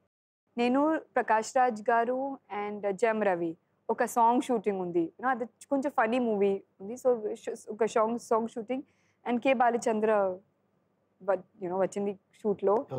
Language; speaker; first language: Telugu; non-native, learner; Sindhi